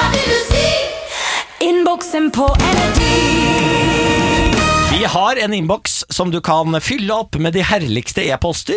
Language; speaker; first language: Norwegian; native; Norwegian